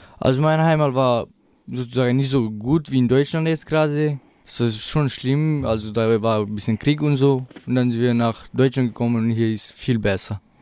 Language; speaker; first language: German; non-native, learner; Albanian